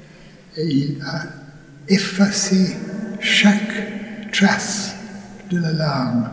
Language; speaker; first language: French; non-native, learner; English